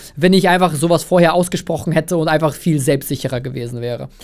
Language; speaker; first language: German; early bilingual, other home language; Russian